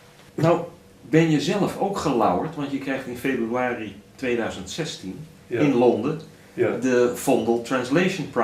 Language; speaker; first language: Dutch; native; Dutch